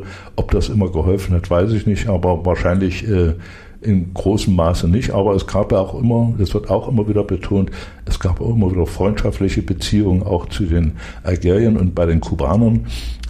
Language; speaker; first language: German; native; German